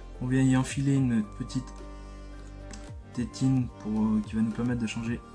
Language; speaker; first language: French; native; French